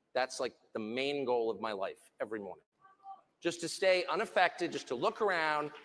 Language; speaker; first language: English; native; English